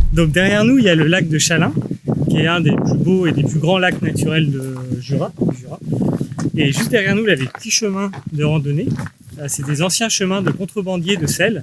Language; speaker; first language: French; native; French